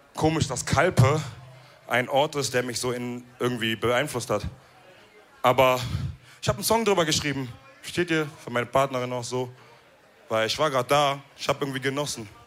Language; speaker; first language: German; early bilingual, other home language; Wolof